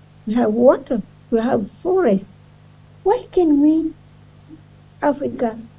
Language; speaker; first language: English; non-native, learner; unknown